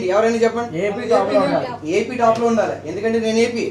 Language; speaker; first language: Telugu; native; Telugu